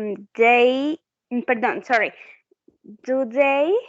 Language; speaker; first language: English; non-native, learner; Spanish